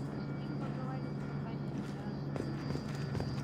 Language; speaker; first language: Russian; native; Russian